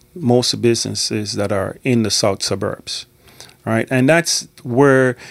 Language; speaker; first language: English; native; English